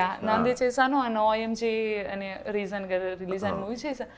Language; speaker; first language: Telugu; non-native, learner; Malayalam